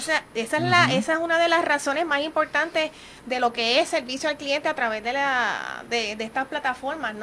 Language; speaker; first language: Spanish; native; Spanish